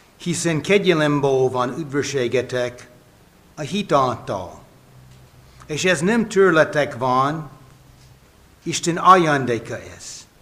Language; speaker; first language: Hungarian; non-native, fluent; English